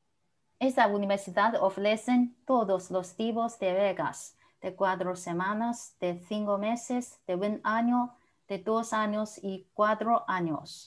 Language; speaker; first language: Spanish; non-native, fluent; Chinese